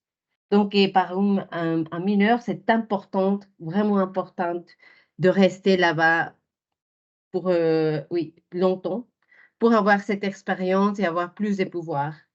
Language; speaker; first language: French; non-native, fluent; Spanish